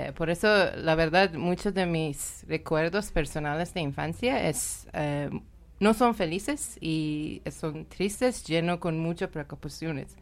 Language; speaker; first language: Spanish; non-native, learner; Persian